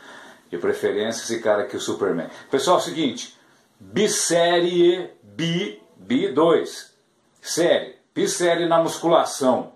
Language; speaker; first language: Portuguese; native; Portuguese